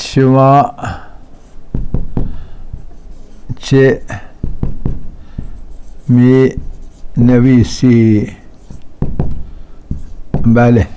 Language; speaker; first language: Persian; non-native, fluent; Urdu